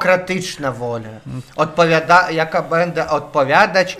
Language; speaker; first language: Polish; non-native, learner; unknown